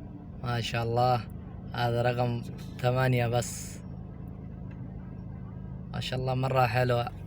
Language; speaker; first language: Arabic; non-native, learner; Saraiki